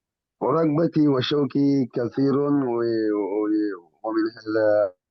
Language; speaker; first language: Arabic; non-native, fluent; Urdu